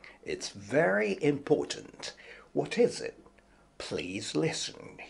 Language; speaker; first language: English; non-native, fluent; Japanese